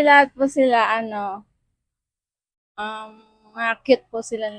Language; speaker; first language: Filipino; native; Filipino